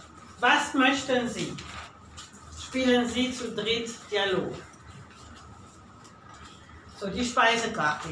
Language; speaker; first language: German; non-native, fluent; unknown